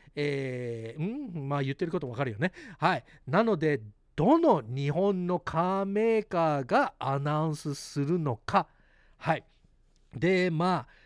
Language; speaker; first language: Japanese; early bilingual, heritage; Japanese